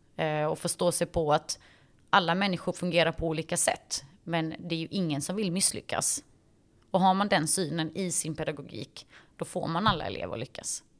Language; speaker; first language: Swedish; early bilingual, other home language; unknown